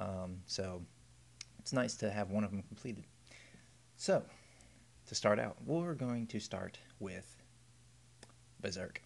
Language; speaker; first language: English; native; English